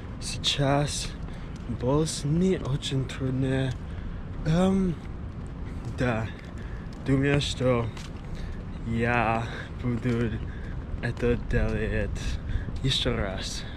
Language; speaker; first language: Russian; non-native, learner; English